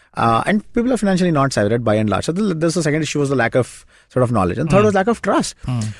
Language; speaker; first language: English; non-native, local second language; Kannada